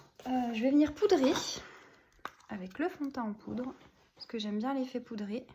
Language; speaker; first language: French; native; French